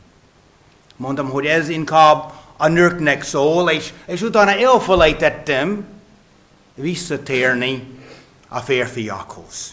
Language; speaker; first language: Hungarian; non-native, fluent; English